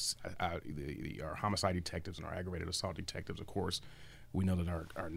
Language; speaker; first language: English; native; English